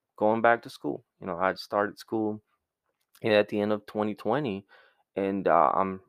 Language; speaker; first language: English; early bilingual, other home language; Spanish